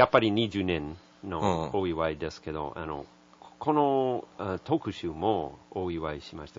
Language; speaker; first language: Japanese; non-native, learner; English